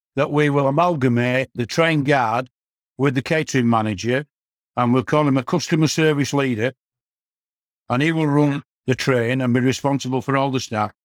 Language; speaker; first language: English; native; English